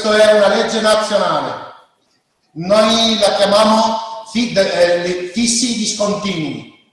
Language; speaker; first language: Italian; non-native, learner; Spanish